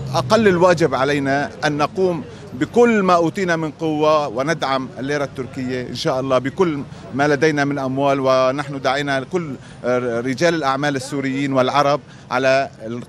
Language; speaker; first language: Arabic; native; Arabic